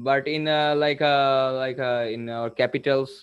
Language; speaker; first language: English; non-native, local second language; Bangla